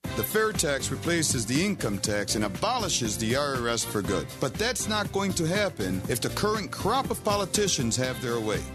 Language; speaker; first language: English; early bilingual, other home language; Spanish